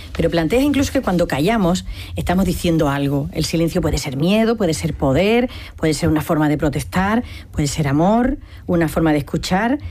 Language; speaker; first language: Spanish; native; Spanish